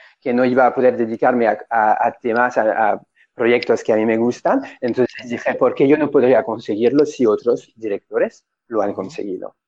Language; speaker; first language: Spanish; non-native, fluent; French